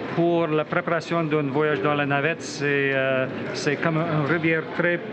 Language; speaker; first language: French; non-native, learner; English